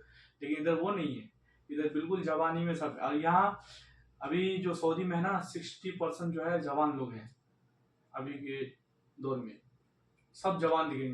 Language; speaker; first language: Hindi; native; Hindi